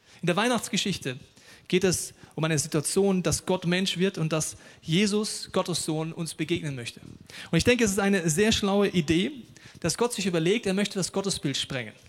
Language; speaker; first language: German; native; German